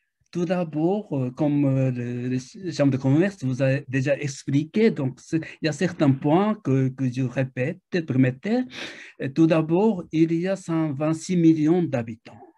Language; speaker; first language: French; non-native, fluent; Japanese